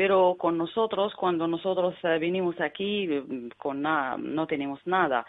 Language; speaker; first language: Spanish; non-native, learner; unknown